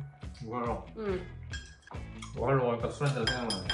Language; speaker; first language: Chinese; non-native, fluent; Korean